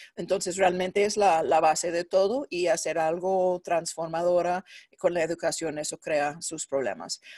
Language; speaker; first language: Spanish; non-native, fluent; English